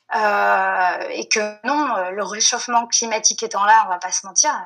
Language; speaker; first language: French; native; French